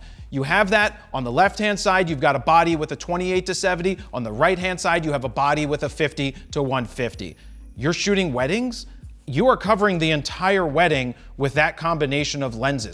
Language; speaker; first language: English; native; English